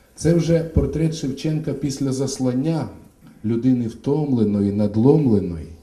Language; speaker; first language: Ukrainian; native; Ukrainian